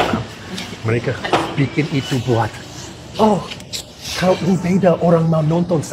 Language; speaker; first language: Indonesian; non-native, fluent; English